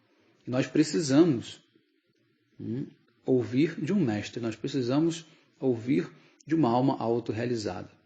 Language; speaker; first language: Portuguese; native; Portuguese